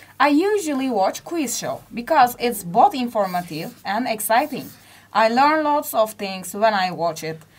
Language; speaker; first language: English; non-native, learner; Turkish